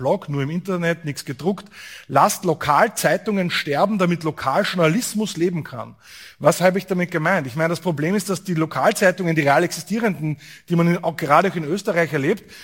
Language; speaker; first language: German; native; German